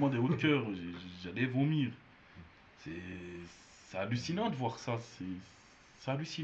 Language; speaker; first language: French; native; French